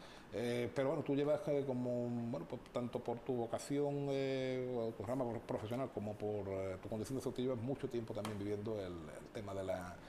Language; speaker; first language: Spanish; native; Spanish